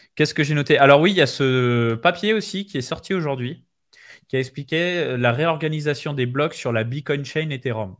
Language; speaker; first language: French; native; French